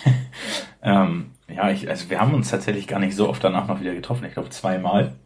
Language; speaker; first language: German; native; German